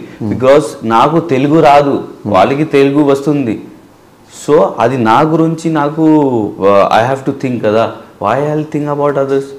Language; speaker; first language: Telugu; non-native, learner; Hindi